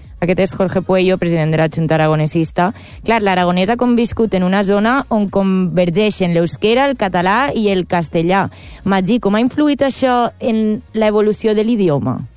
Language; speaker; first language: Catalan; native; Catalan